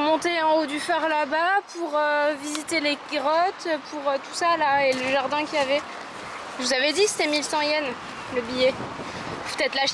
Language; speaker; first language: French; native; French